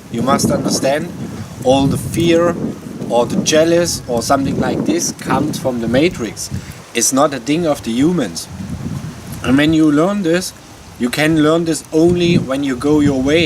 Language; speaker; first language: English; non-native, learner; German